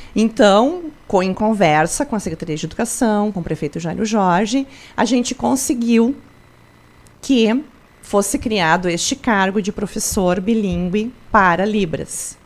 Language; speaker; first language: Portuguese; native; Portuguese